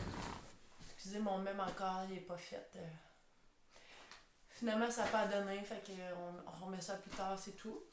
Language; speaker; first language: French; native; French